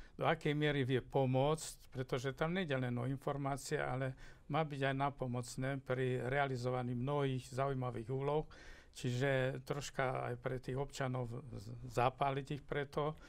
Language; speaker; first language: Slovak; native; Slovak